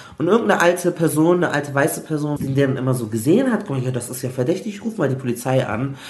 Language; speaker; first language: German; native; German